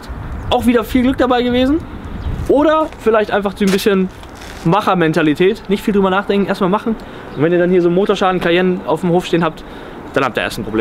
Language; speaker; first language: German; native; German